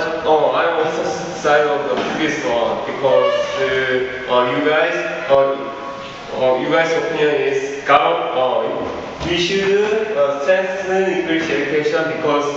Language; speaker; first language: English; non-native, learner; Korean